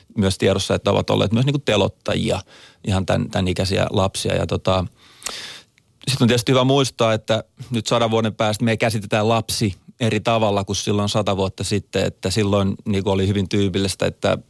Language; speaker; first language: Finnish; native; Finnish